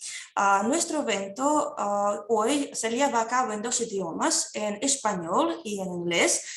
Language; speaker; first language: Spanish; non-native, fluent; Russian